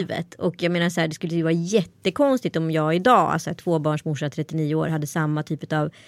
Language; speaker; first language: Swedish; native; Swedish